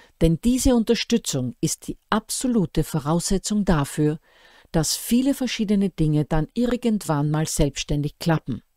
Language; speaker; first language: German; native; German